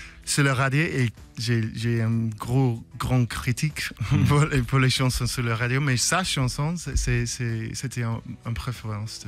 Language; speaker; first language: French; non-native, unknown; English